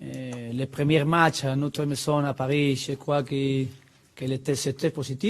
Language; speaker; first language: French; non-native, learner; Spanish